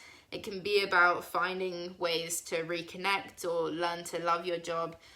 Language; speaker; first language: English; native; English